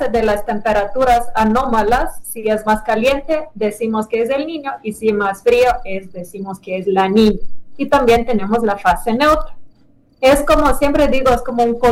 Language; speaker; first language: Spanish; non-native, fluent; Lithuanian